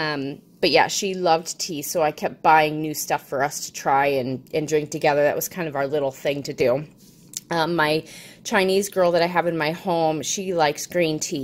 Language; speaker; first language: English; native; English